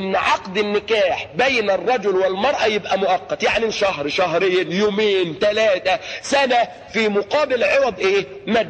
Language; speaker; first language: Arabic; native; Arabic